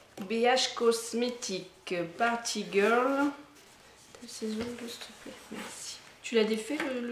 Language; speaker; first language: French; native; French